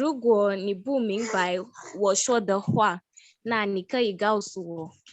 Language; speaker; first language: Chinese; non-native, learner; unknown